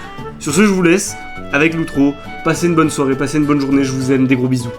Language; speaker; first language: French; native; French